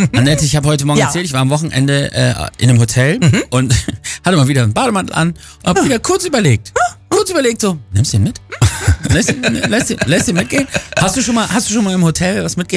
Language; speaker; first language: German; native; German